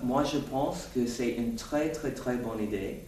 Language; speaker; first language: French; non-native, fluent; English